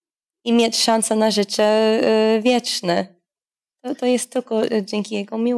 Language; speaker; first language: Polish; non-native, fluent; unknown